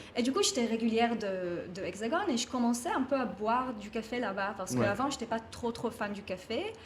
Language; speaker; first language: French; non-native, fluent; Hebrew